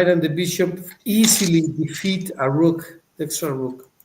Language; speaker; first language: English; non-native, fluent; Spanish